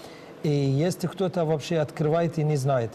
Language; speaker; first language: Russian; non-native, learner; Arabic